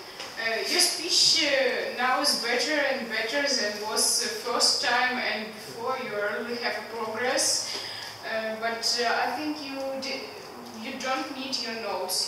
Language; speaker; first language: English; non-native, learner; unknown